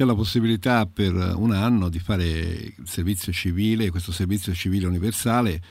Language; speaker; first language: Italian; native; Italian